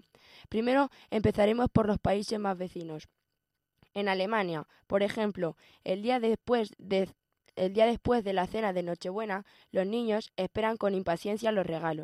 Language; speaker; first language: Spanish; native; Spanish